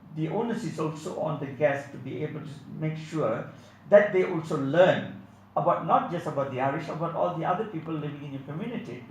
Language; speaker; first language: English; non-native, local second language; Tamil